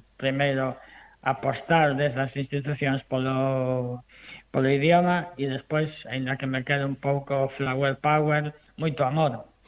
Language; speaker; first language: Galician; non-native, local second language; Spanish